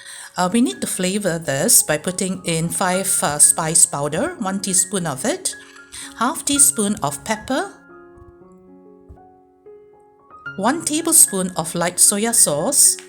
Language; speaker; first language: English; native; English